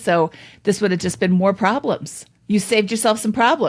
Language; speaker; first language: English; native; English